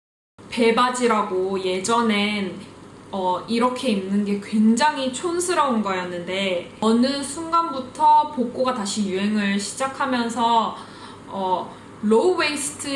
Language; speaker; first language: Korean; early bilingual, heritage; Korean